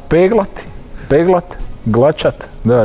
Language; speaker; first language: Russian; non-native, learner; Croatian